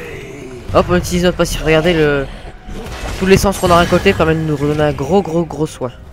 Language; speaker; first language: French; native; French